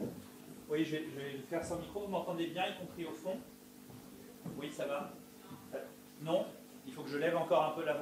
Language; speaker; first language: French; native; French